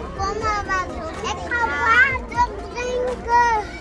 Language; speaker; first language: Dutch; early bilingual, other home language; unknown